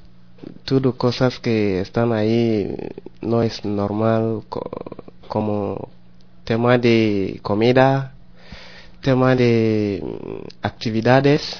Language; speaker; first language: Spanish; non-native, learner; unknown